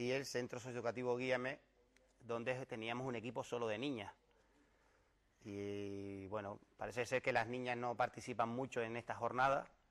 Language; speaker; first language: Spanish; native; Spanish